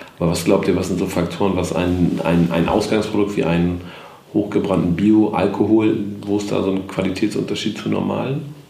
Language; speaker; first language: German; native; German